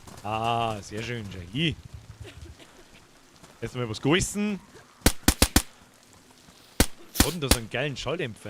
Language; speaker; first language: German; native; German